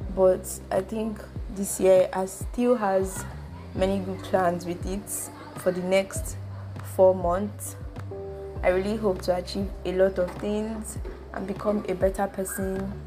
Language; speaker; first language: English; non-native, local second language; Yoruba